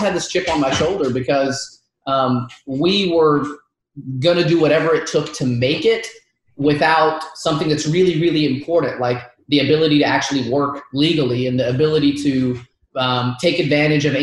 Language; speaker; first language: English; early bilingual, other home language; Arabic